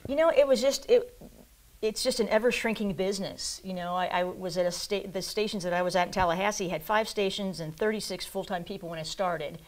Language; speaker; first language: English; native; English